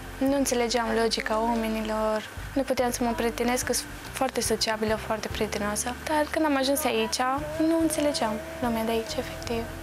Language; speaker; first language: Romanian; early bilingual, heritage; Romanian